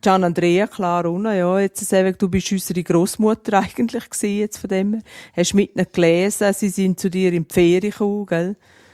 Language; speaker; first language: German; native; German